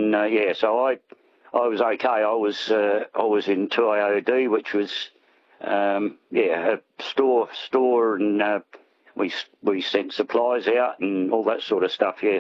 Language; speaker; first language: English; native; English